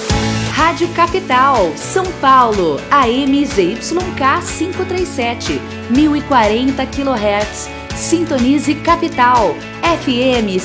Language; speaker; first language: Portuguese; native; Portuguese